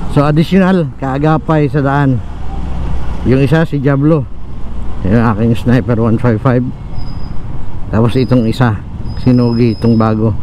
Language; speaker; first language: Filipino; non-native, local second language; Cebuano